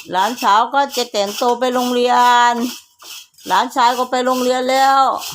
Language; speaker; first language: Thai; native; Thai